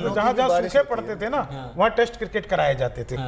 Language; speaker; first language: Hindi; native; Hindi